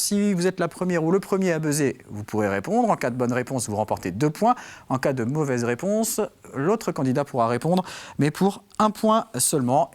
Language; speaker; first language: French; native; French